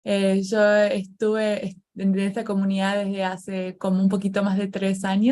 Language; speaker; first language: Spanish; native; Spanish